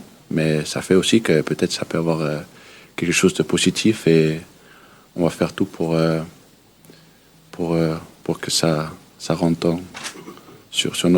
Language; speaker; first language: French; early bilingual, heritage; Danish